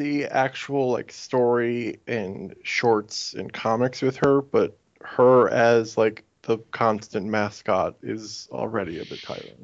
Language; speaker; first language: English; native; English